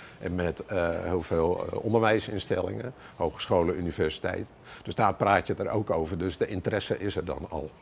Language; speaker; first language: Dutch; native; Dutch